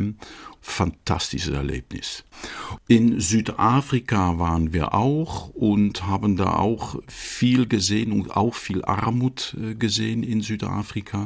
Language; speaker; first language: German; non-native, fluent; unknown